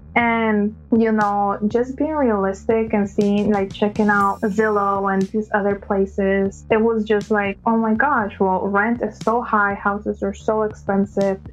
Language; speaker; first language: English; early bilingual, other home language; Spanish